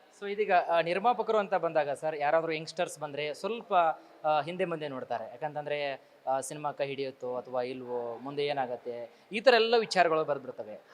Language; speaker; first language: Kannada; native; Kannada